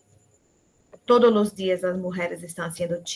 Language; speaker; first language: Spanish; non-native, fluent; Portuguese